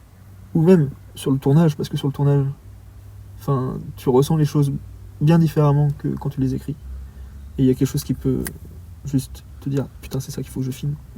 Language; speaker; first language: French; native; French